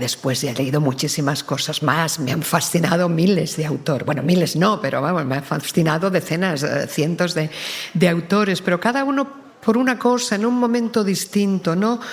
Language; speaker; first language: Spanish; native; Spanish